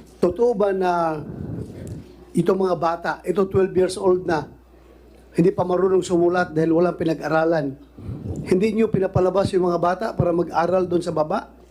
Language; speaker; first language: Filipino; non-native, local second language; Cebuano